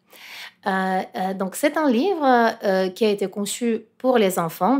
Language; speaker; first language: French; non-native, fluent; Russian